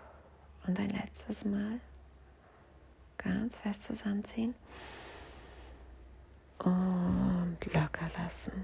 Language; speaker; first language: German; native; German